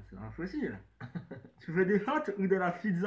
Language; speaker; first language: French; native; French